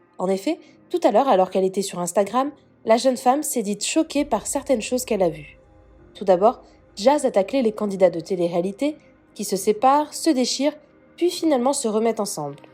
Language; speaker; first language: French; native; French